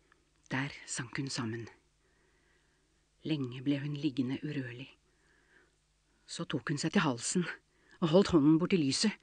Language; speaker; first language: Norwegian; native; Norwegian